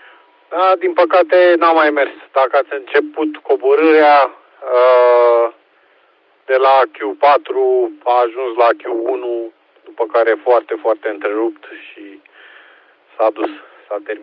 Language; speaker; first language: Romanian; native; Romanian